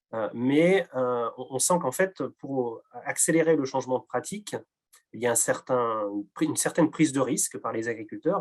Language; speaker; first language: French; native; French